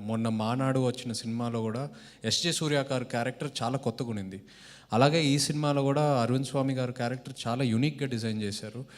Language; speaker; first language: Telugu; native; Telugu